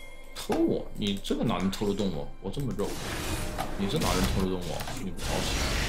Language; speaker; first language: Chinese; native; Chinese